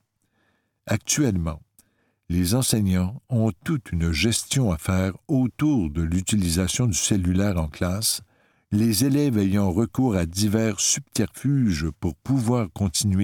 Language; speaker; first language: French; native; French